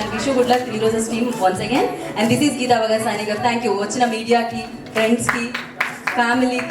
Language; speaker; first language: Telugu; native; Telugu